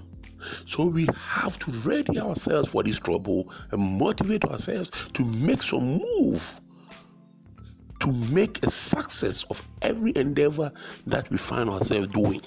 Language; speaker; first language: English; non-native, local second language; Akan